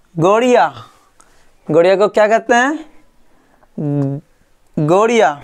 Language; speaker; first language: Hindi; native; Hindi